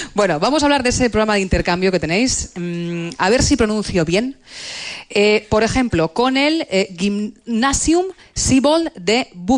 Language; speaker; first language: Spanish; native; Spanish